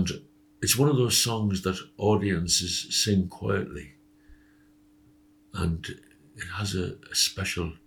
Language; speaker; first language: English; native; English